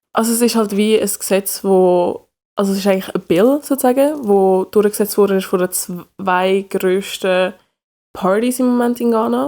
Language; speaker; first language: German; early bilingual, other home language; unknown